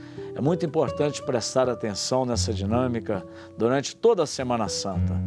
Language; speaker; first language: Portuguese; native; Portuguese